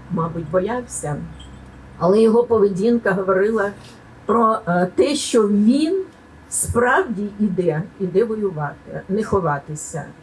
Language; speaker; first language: Ukrainian; native; Ukrainian